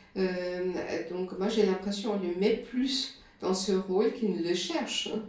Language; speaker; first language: French; non-native, fluent; German